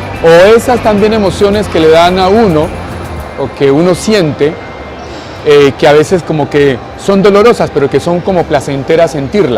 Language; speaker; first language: Spanish; native; Spanish